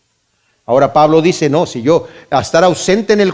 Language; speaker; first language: Spanish; native; Spanish